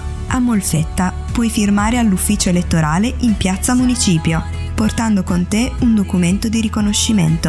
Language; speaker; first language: Italian; native; Italian